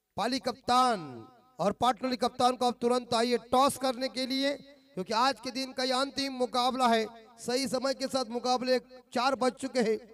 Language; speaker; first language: Hindi; non-native, local second language; Marathi